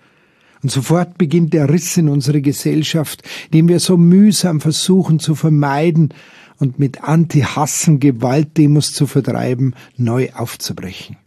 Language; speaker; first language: German; native; German